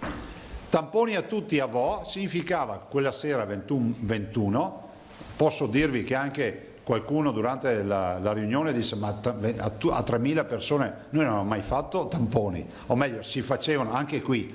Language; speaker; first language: Italian; native; Italian